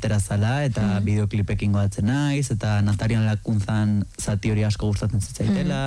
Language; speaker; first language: Basque; native; Basque